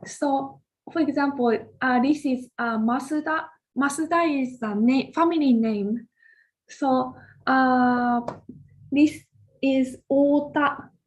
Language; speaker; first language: English; non-native, learner; Japanese